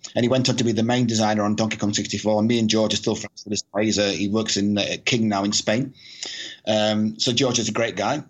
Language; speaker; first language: English; native; English